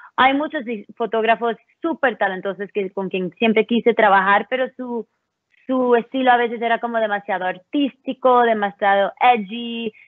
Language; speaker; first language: Spanish; early bilingual, heritage; Spanish